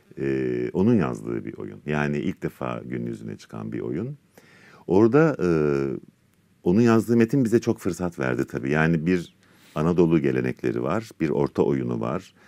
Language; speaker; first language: Turkish; native; Turkish